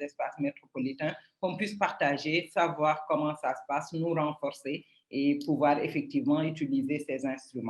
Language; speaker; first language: French; non-native, local second language; Wolof